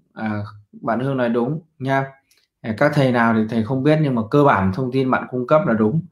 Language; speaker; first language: Vietnamese; native; Vietnamese